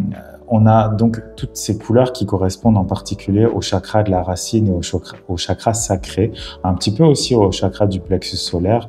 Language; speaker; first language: French; native; French